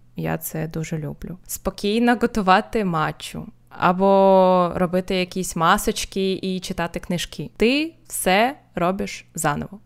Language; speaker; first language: Ukrainian; non-native, local second language; Russian